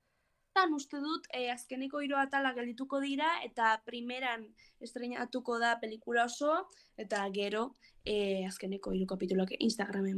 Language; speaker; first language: Basque; non-native, local second language; Spanish